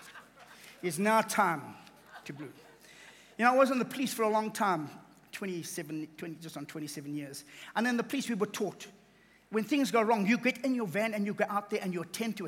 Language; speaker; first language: English; native; English